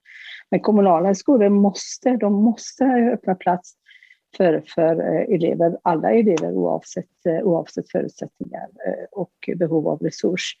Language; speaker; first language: Swedish; non-native, fluent; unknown